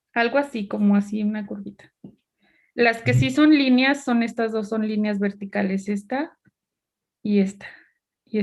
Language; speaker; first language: Spanish; native; Spanish